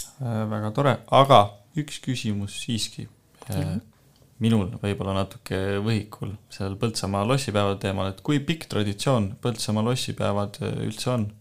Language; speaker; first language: Estonian; native; Estonian